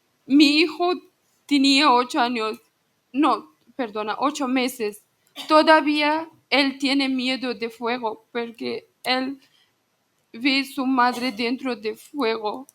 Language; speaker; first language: Spanish; non-native, learner; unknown